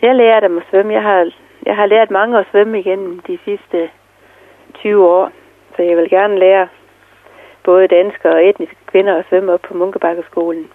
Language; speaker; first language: Danish; native; Danish